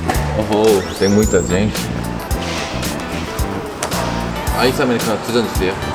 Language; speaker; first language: Portuguese; non-native, learner; Korean